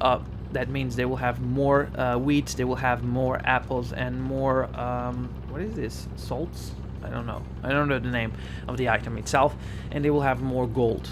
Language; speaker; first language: English; non-native, fluent; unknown